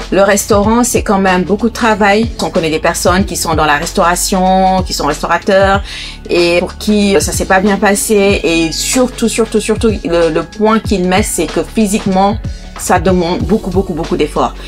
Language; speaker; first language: French; non-native, local second language; Wolof